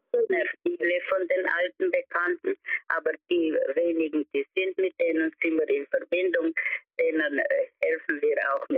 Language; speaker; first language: German; early bilingual, heritage; German